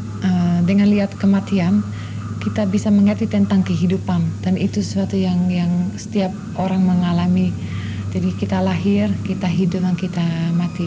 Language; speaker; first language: Indonesian; non-native, fluent; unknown